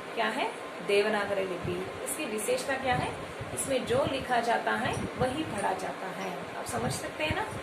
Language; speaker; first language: Hindi; non-native, local second language; Telugu